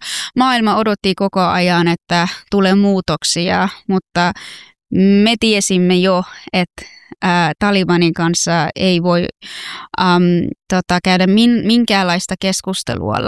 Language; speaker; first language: Finnish; non-native, fluent; Persian